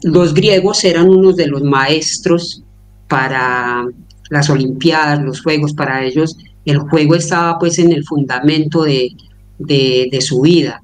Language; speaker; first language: Spanish; native; Spanish